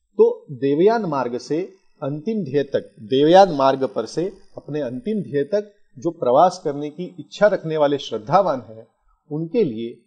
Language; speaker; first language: Hindi; non-native, local second language; Marathi